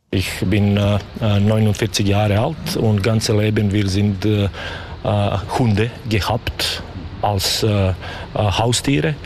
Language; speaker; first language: German; non-native, learner; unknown